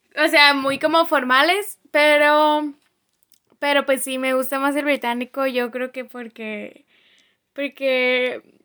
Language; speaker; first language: Spanish; native; Spanish